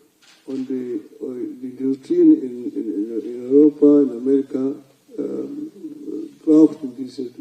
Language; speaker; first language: German; non-native, fluent; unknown